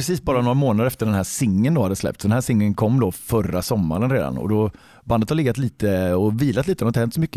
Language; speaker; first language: Swedish; native; Swedish